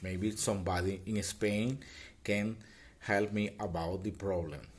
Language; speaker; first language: English; non-native, learner; Spanish